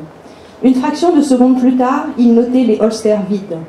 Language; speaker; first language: French; native; French